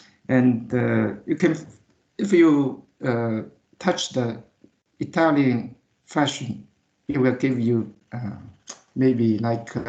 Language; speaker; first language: English; non-native, learner; Chinese